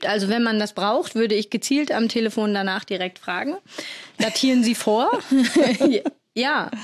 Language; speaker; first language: German; native; German